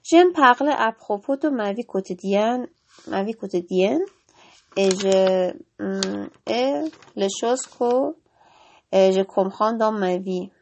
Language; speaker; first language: French; non-native, learner; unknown